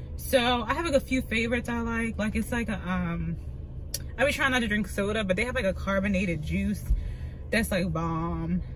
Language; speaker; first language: English; native; English